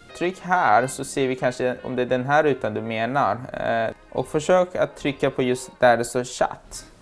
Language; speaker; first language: Swedish; native; Swedish